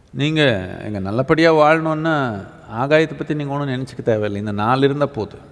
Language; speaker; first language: Tamil; native; Tamil